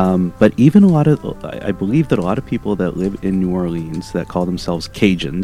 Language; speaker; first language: English; native; English